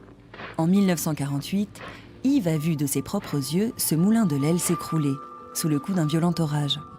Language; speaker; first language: French; native; French